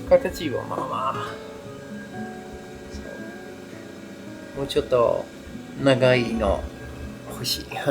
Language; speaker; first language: Japanese; non-native, learner; Dutch